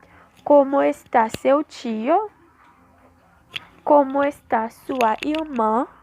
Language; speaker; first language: Portuguese; non-native, learner; Haitian Creole